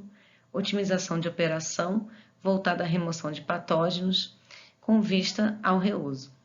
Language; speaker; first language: Portuguese; native; Portuguese